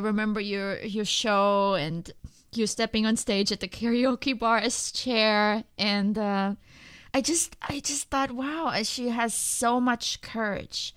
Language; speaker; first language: English; non-native, fluent; German